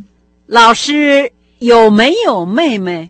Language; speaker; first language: Chinese; non-native, fluent; Russian